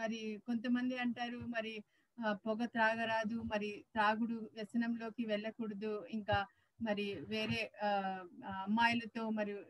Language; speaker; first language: Telugu; native; Telugu